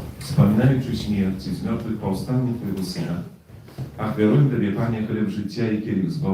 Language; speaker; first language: Polish; non-native, learner; Russian